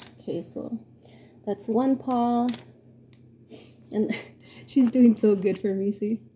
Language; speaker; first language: English; native; English